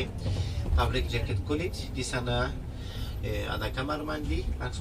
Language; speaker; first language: Indonesian; non-native, fluent; Turkish